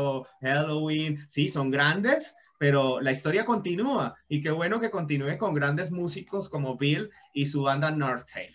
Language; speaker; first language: Spanish; native; Spanish